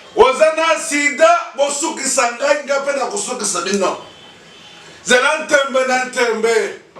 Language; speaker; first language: Lingala; native; Lingala